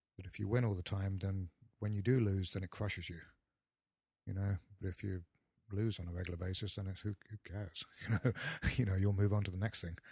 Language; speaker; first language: English; native; English